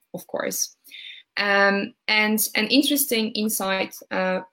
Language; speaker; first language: English; non-native, fluent; Polish